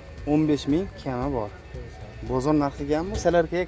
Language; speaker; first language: Turkish; non-native, learner; Uzbek